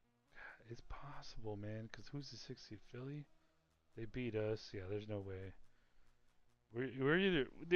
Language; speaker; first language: English; native; English